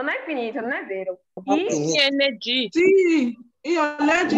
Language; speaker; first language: Italian; non-native, fluent; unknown